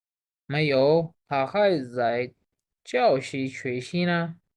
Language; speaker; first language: Chinese; non-native, learner; Urdu